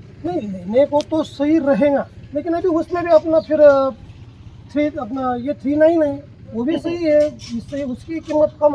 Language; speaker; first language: Hindi; non-native, local second language; Marathi